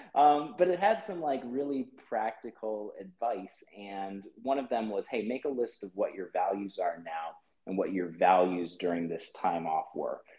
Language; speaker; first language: English; early bilingual, other home language; Filipino